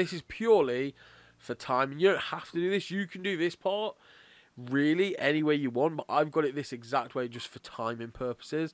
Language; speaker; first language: English; native; English